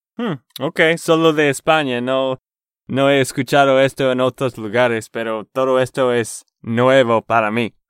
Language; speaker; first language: Spanish; non-native, learner; English